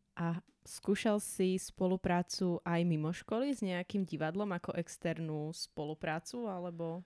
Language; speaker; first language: Slovak; native; Slovak